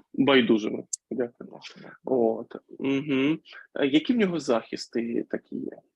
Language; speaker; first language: Ukrainian; non-native, local second language; Russian